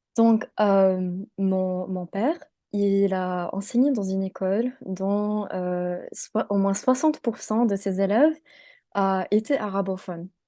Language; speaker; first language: French; non-native, local second language; English